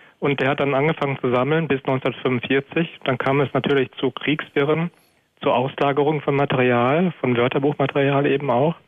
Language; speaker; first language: German; native; German